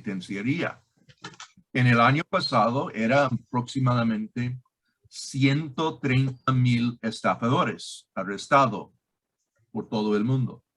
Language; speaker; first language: Spanish; non-native, fluent; English